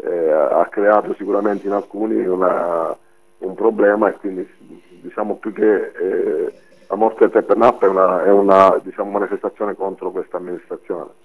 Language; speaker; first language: Italian; native; Italian